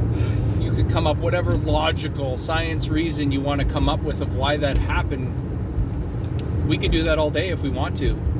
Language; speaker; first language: English; native; English